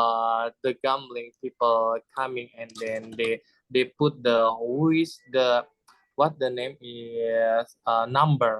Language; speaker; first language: English; non-native, learner; Indonesian